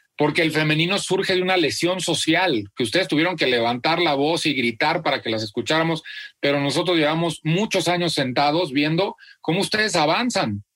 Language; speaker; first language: Spanish; native; Spanish